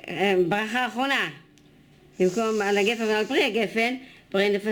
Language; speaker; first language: Hebrew; non-native, fluent; Dutch